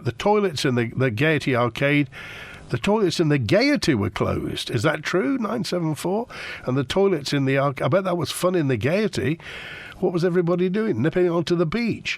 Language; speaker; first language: English; native; English